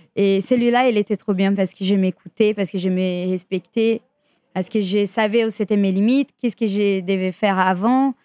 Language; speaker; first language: French; non-native, fluent; Portuguese